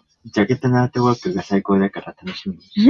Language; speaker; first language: Japanese; native; Japanese